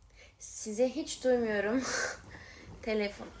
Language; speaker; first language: Turkish; early bilingual, heritage; Turkish